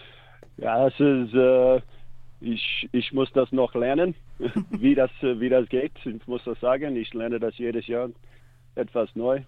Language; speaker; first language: German; non-native, fluent; English